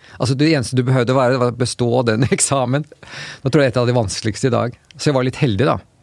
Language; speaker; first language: Norwegian; native; Norwegian